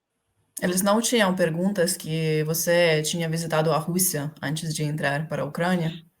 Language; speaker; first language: Portuguese; non-native, fluent; Ukrainian